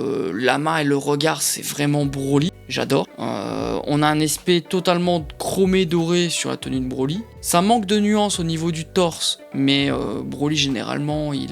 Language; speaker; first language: French; native; French